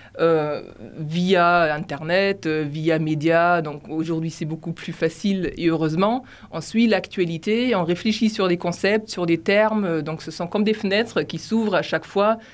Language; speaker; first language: French; non-native, fluent; German